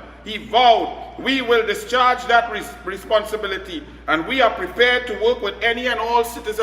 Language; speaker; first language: English; native; English